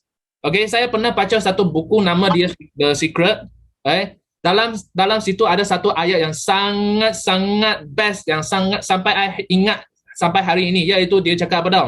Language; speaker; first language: Malay; native; Malay